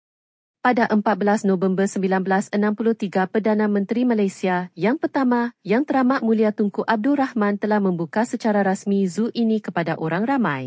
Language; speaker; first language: Malay; native; Malay